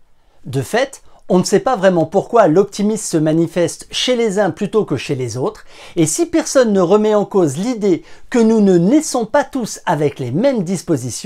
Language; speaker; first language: French; native; French